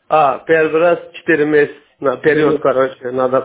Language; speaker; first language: Russian; non-native, learner; Azerbaijani